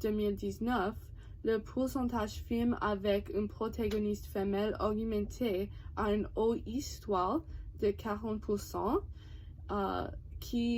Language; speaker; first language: French; non-native, learner; English